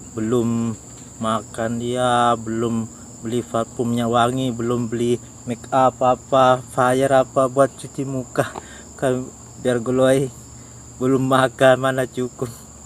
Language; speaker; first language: Indonesian; native; Indonesian